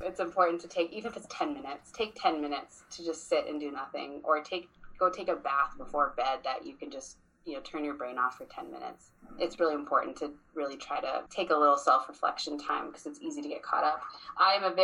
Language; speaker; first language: English; native; English